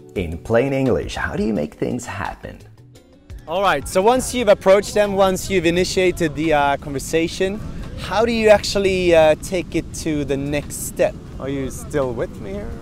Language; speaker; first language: English; non-native, fluent; Swedish